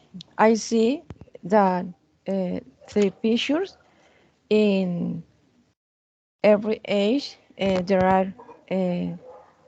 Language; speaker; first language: English; non-native, learner; Spanish